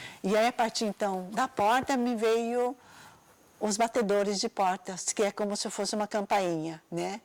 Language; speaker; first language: Portuguese; early bilingual, other home language; Cantonese